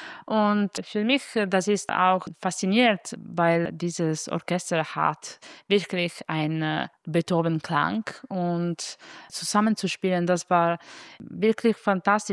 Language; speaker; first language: German; non-native, fluent; Italian